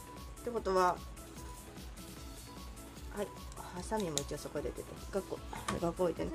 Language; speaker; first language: Japanese; native; Japanese